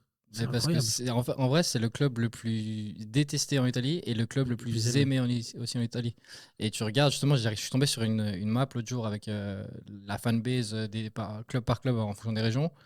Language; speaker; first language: French; native; French